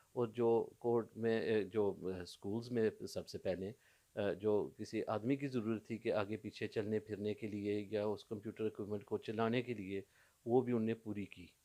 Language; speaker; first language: Urdu; early bilingual, heritage; Urdu